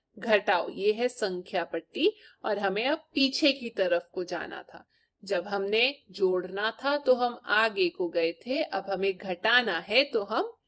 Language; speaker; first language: Hindi; native; Hindi